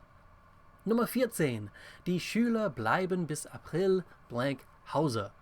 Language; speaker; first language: German; non-native, fluent; English